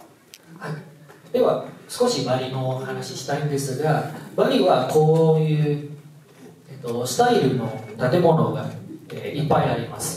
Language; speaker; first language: Japanese; non-native, fluent; Indonesian